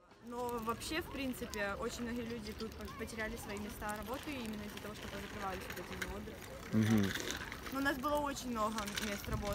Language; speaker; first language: Russian; native; Russian